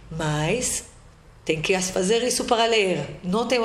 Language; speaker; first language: Portuguese; non-native, fluent; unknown